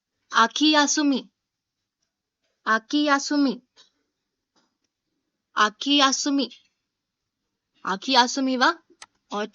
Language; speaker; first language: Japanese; non-native, fluent; Hindi